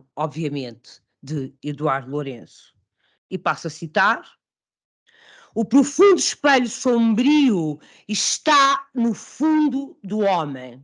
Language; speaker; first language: Portuguese; native; Portuguese